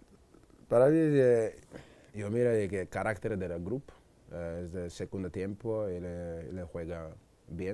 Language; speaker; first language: Spanish; non-native, learner; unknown